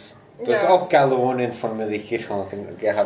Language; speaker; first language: German; non-native, fluent; English